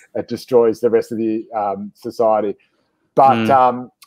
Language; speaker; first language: English; native; English